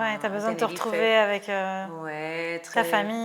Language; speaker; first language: French; native; French